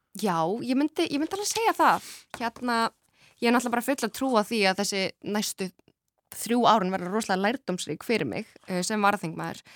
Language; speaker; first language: Icelandic; early bilingual, other home language; Kurdish